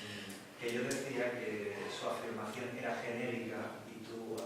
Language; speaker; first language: Spanish; native; Spanish